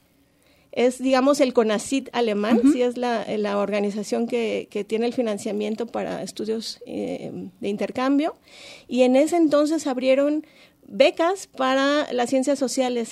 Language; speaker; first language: Spanish; native; Spanish